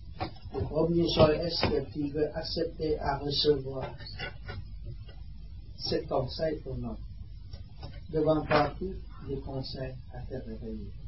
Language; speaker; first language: French; non-native, learner; Vietnamese